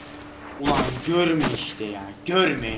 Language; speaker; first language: Turkish; native; Turkish